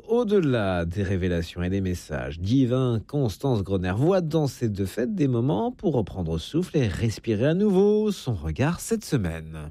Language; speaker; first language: French; native; French